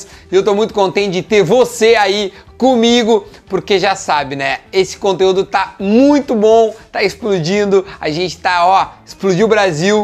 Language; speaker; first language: Portuguese; native; Portuguese